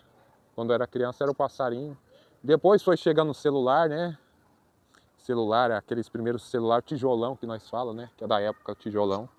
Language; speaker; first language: Portuguese; native; Portuguese